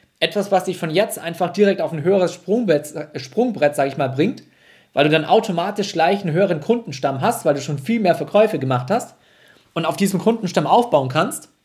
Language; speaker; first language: German; native; German